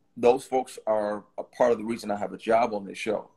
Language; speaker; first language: English; native; English